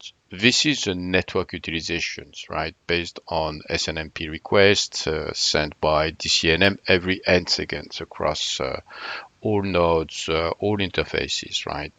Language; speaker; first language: English; non-native, fluent; French